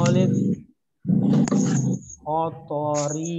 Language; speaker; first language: Arabic; non-native, fluent; Indonesian